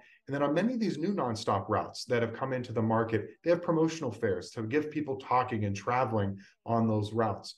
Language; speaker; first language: English; native; English